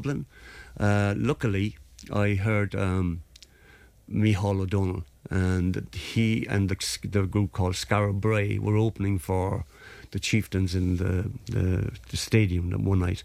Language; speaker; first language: English; native; English